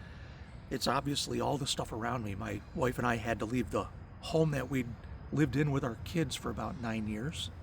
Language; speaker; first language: English; native; English